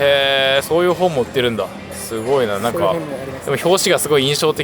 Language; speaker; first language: Japanese; native; Japanese